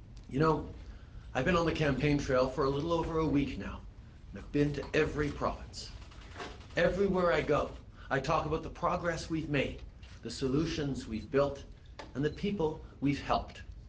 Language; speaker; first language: English; early bilingual, other home language; French